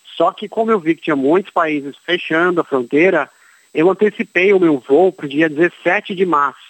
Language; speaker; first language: Portuguese; native; Portuguese